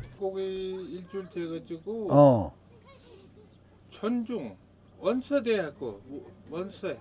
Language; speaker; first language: Korean; non-native, learner; Mongolian